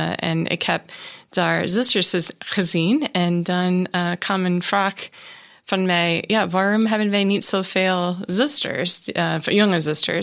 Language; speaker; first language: Dutch; non-native, learner; English